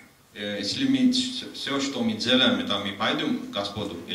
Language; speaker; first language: Russian; non-native, learner; Hindi